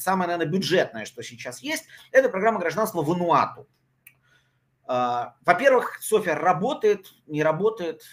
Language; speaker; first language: Russian; native; Russian